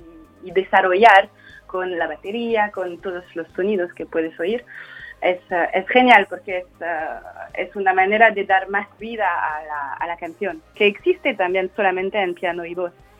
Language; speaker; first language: Spanish; non-native, fluent; French